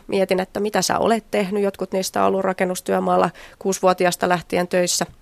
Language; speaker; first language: Finnish; native; Finnish